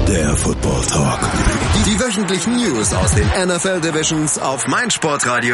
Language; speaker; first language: German; native; German